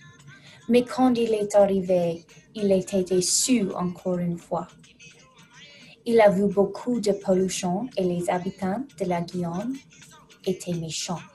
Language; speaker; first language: French; non-native, learner; English